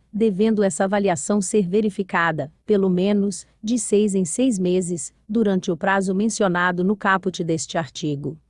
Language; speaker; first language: Portuguese; native; Portuguese